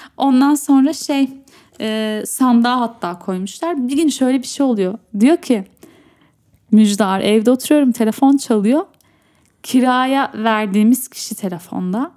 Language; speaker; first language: Turkish; native; Turkish